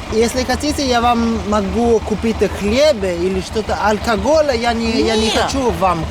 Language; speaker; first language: Russian; non-native, fluent; Italian